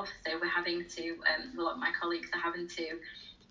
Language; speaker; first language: English; native; English